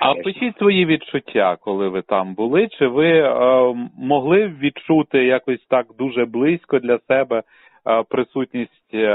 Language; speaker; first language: Ukrainian; native; Ukrainian